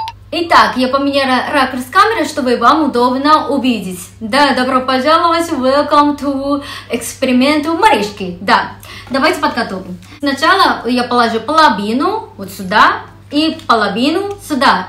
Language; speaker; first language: Russian; non-native, fluent; Japanese